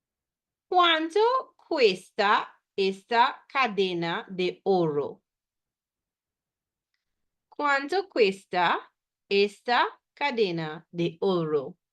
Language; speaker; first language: Spanish; non-native, fluent; English